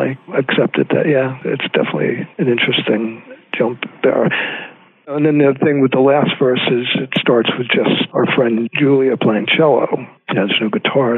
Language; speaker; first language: English; native; English